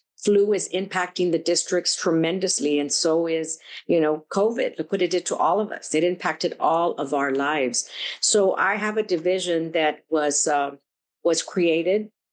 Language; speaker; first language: English; early bilingual, other home language; Spanish